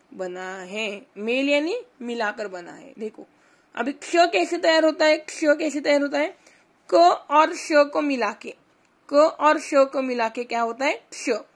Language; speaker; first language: Hindi; non-native, local second language; Marathi